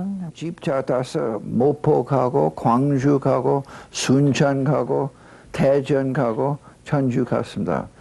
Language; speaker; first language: Korean; non-native, learner; English